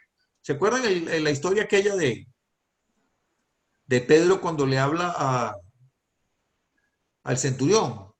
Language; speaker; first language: Spanish; native; Spanish